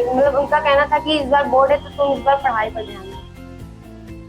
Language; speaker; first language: Hindi; native; Hindi